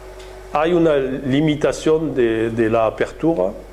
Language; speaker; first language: Spanish; non-native, fluent; French